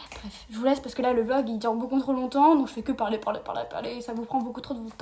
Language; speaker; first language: French; native; French